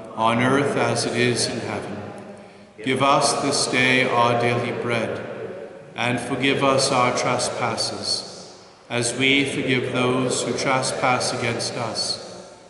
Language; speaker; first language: English; native; English